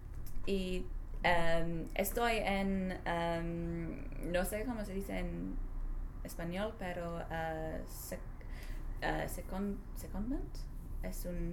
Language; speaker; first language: Spanish; non-native, learner; English